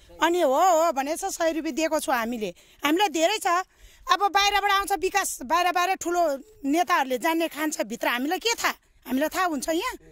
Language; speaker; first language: Nepali; non-native, local second language; Maithili